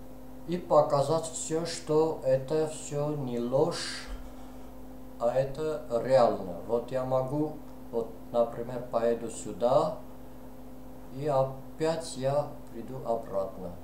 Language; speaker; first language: Russian; non-native, fluent; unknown